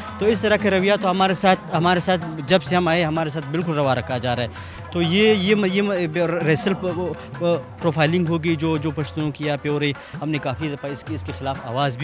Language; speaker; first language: Urdu; non-native, local second language; Pashto